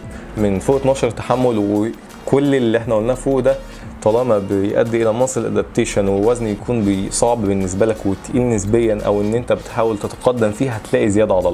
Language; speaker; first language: Arabic; native; Arabic